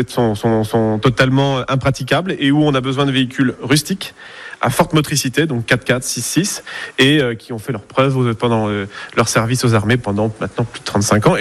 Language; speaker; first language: French; native; French